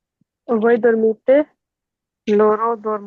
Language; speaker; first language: Italian; non-native, learner; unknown